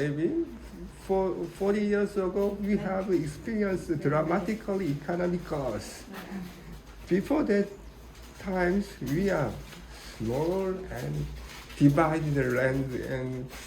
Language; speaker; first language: English; non-native, learner; Korean